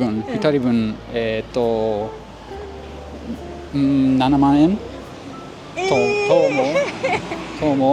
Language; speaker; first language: Japanese; non-native, learner; English